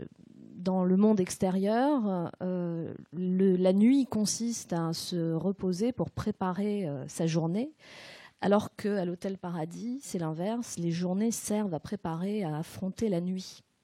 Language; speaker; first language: French; native; French